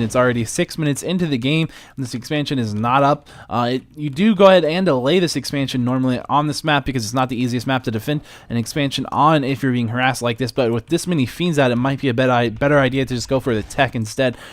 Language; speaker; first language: English; native; English